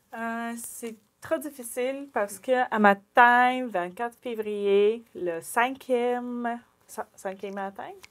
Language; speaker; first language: French; non-native, learner; Ukrainian